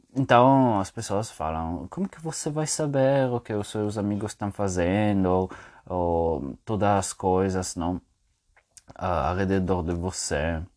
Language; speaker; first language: Portuguese; non-native, fluent; French